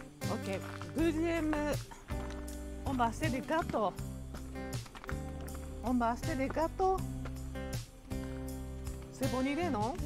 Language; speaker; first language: French; non-native, learner; Japanese